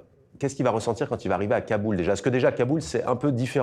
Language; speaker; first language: French; native; French